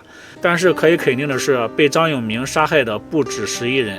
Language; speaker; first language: Chinese; native; Chinese